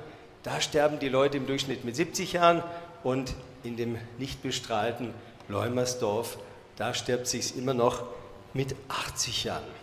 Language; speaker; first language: German; native; German